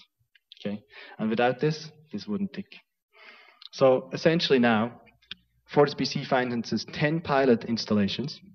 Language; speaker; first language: English; non-native, fluent; German